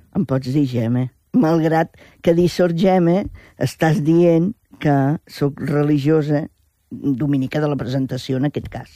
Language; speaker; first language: Catalan; native; Catalan